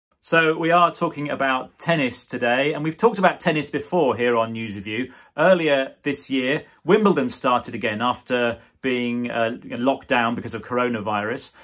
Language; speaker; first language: English; native; English